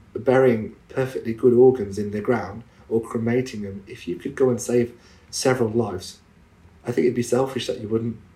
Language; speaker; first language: English; native; English